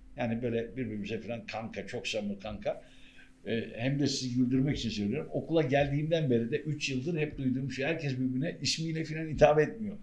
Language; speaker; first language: Turkish; native; Turkish